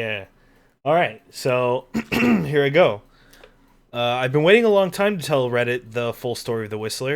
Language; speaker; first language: English; native; English